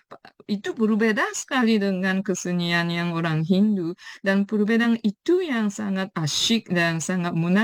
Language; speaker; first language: Indonesian; non-native, fluent; Japanese